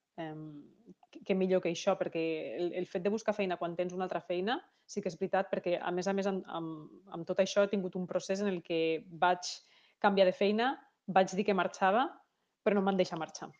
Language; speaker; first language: Catalan; native; Catalan